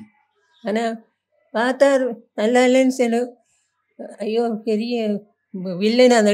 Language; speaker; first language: Tamil; non-native, learner; Malayalam